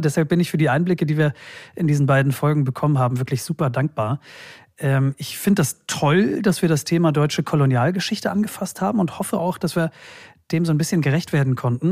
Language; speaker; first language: German; native; German